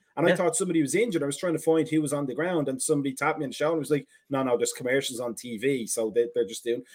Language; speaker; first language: English; native; English